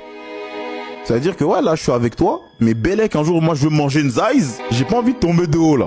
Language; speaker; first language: French; native; French